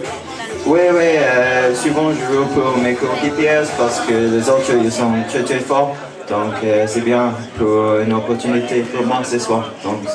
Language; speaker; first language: French; non-native, learner; English